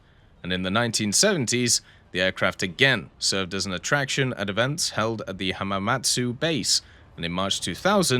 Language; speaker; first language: English; native; English